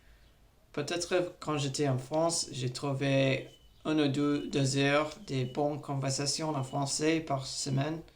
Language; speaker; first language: French; non-native, learner; English